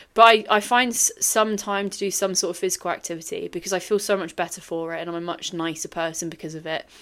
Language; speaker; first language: English; native; English